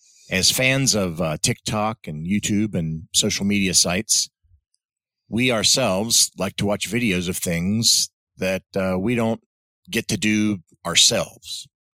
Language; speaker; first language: English; early bilingual, other home language; Spanish